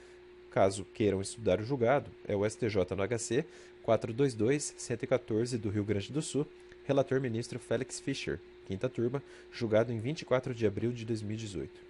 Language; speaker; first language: Portuguese; native; Portuguese